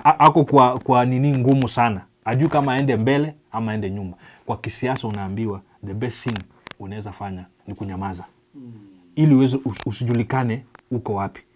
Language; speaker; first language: Swahili; non-native, local second language; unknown